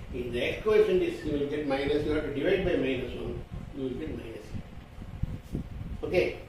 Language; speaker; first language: English; non-native, local second language; Tamil